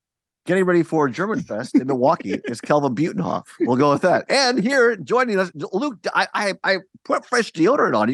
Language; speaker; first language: English; native; English